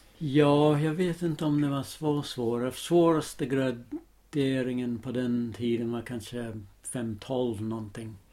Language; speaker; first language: Swedish; non-native, fluent; English